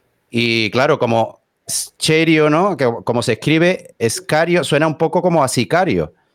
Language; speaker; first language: Spanish; native; Spanish